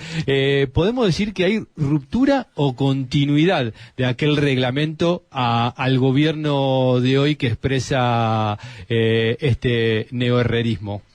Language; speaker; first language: Spanish; native; Spanish